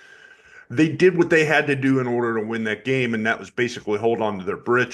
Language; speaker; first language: English; native; English